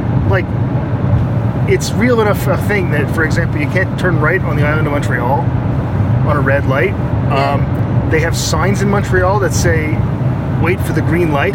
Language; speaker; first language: English; native; English